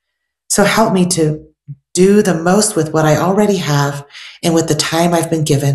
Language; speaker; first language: English; native; English